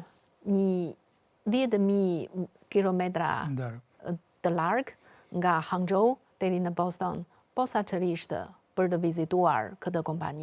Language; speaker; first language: Albanian; non-native, fluent; Chinese